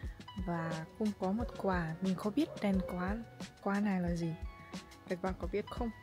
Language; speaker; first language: Vietnamese; non-native, learner; Russian